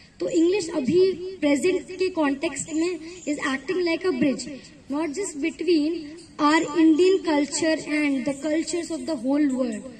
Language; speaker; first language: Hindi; native; Hindi